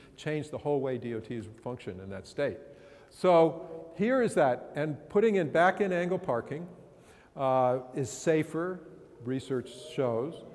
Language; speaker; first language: English; native; English